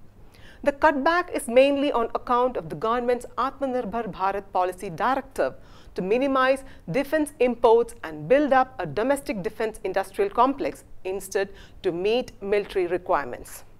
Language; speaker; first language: English; non-native, local second language; Malayalam